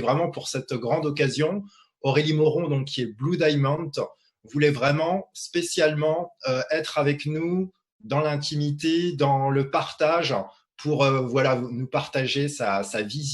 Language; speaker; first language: French; native; French